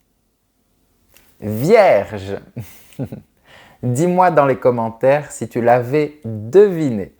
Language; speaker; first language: French; native; French